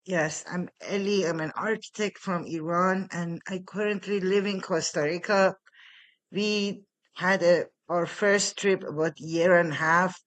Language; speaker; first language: English; non-native, fluent; Persian